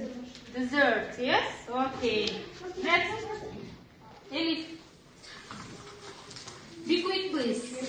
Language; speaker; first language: English; non-native, learner; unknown